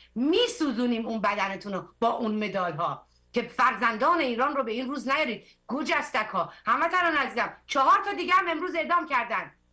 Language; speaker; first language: Persian; early bilingual, heritage; Persian